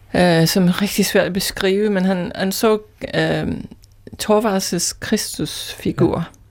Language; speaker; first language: Danish; non-native, fluent; English